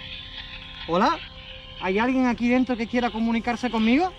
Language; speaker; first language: Spanish; native; Spanish